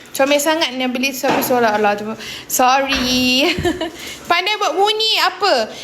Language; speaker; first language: Malay; non-native, local second language; Tamil